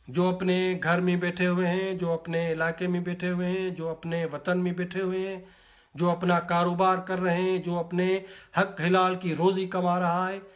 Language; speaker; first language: Urdu; non-native, local second language; Sindhi